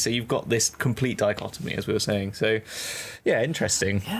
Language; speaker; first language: English; native; English